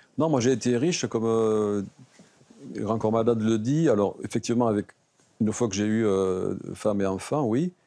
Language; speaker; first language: French; native; French